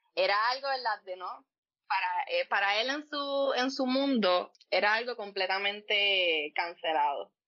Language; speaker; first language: Spanish; native; Spanish